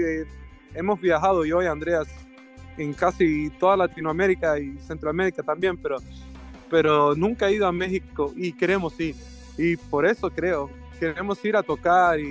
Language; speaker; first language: Spanish; non-native, fluent; Swedish